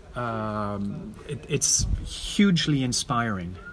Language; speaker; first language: English; native; English